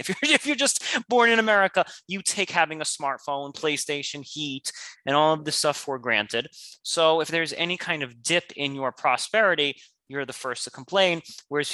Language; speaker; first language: English; native; English